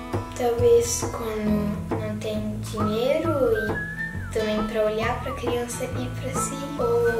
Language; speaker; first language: Portuguese; early bilingual, heritage; Portuguese